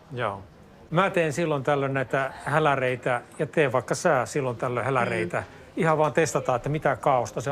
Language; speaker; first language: Finnish; native; Finnish